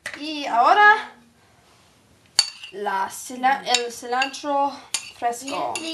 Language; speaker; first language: Spanish; non-native, learner; English